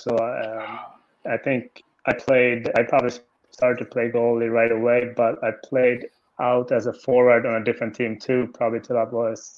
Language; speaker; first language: English; non-native, fluent; Swedish